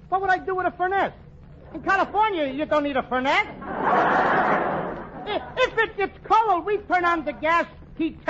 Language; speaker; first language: English; native; English